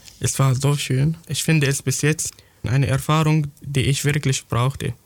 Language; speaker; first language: German; non-native, fluent; Arabic